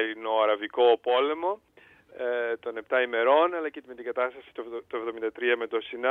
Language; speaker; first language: Greek; early bilingual, heritage; Greek